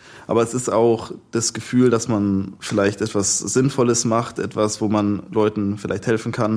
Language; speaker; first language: German; native; German